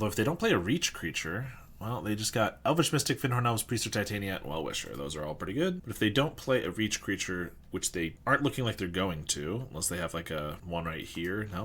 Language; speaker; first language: English; native; English